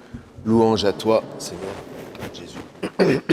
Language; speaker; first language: French; native; French